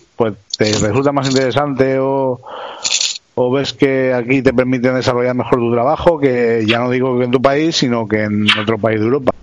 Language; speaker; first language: Spanish; native; Spanish